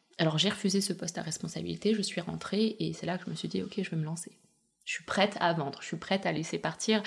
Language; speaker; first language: French; early bilingual, other home language; Russian